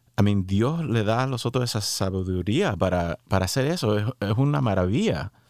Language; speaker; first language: Spanish; early bilingual, heritage; Spanish